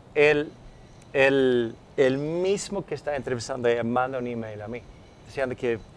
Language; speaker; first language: Spanish; non-native, fluent; Swedish